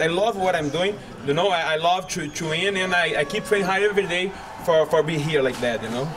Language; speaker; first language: English; non-native, learner; Portuguese